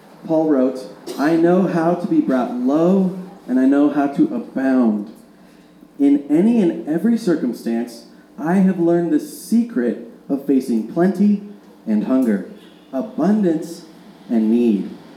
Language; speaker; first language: English; native; English